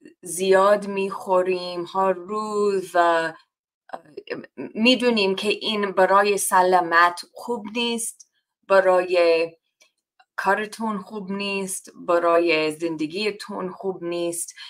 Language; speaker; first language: Persian; non-native, fluent; English